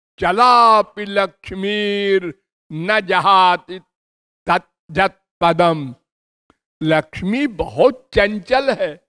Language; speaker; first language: Hindi; native; Hindi